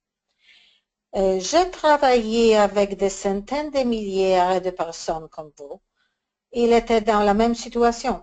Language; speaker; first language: French; non-native, learner; English